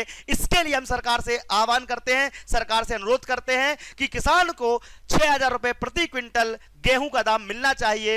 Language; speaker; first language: Hindi; native; Hindi